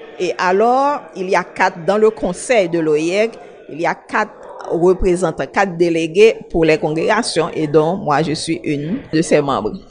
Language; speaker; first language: French; non-native, local second language; Haitian Creole